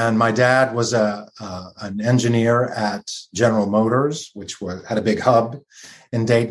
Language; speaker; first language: English; native; English